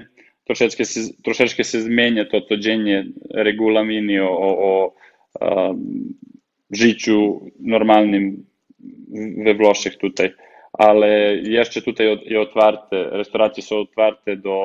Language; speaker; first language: Polish; non-native, fluent; Serbian